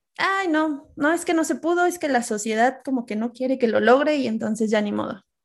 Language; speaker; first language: Spanish; native; Spanish